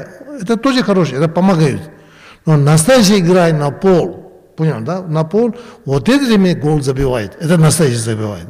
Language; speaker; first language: Russian; non-native, learner; Tibetan